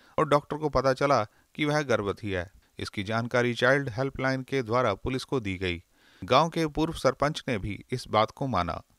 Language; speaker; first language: Hindi; non-native, local second language; Punjabi